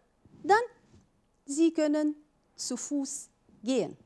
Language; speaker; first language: German; non-native, fluent; Arabic